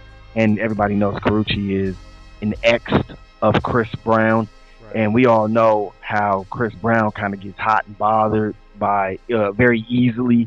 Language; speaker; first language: English; native; English